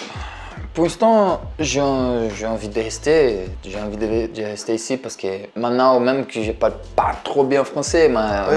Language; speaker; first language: French; non-native, learner; Portuguese